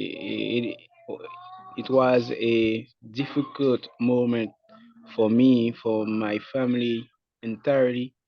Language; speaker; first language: English; non-native, learner; Haitian Creole